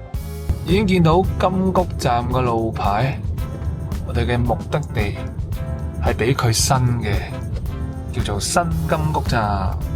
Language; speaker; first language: Cantonese; native; Cantonese